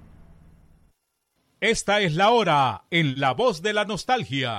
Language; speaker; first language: Spanish; native; Spanish